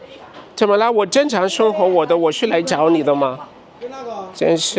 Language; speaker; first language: Chinese; non-native, fluent; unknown